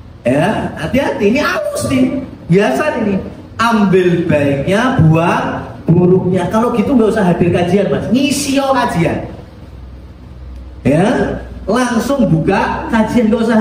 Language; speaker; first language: Indonesian; native; Indonesian